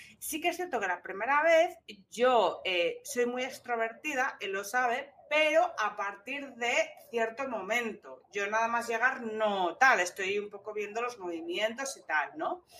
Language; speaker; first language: Spanish; native; Spanish